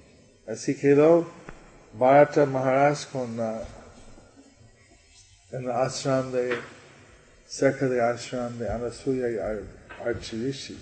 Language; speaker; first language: Spanish; non-native, learner; English